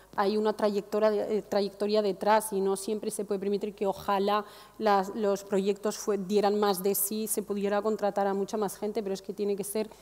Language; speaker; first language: Spanish; non-native, fluent; Arabic